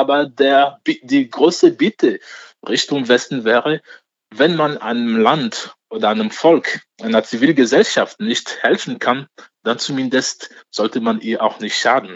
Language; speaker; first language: German; non-native, fluent; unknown